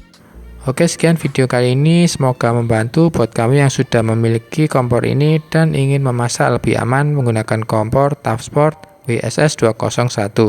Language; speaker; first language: Indonesian; native; Indonesian